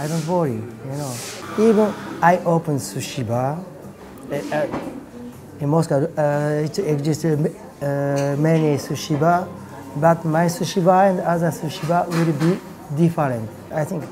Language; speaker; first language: English; non-native, learner; Japanese